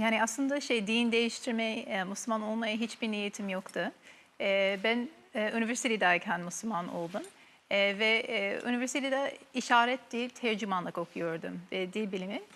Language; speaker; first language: Turkish; non-native, fluent; English